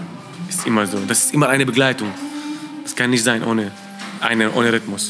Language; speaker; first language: German; non-native, learner; Arabic